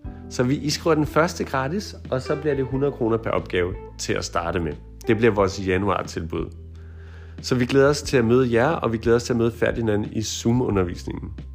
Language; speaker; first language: Danish; native; Danish